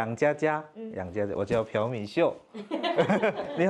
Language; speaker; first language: Chinese; non-native, learner; Korean